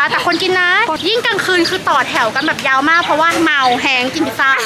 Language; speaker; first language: Thai; native; Thai